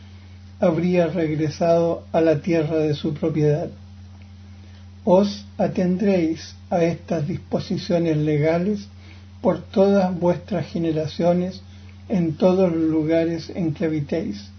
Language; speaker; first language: Spanish; native; Spanish